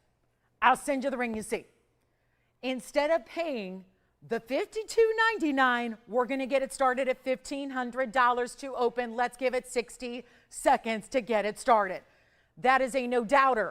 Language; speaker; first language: English; native; English